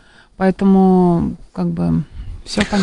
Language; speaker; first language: Russian; native; Russian